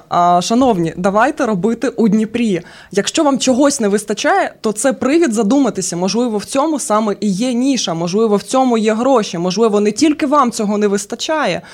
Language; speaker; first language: Ukrainian; native; Ukrainian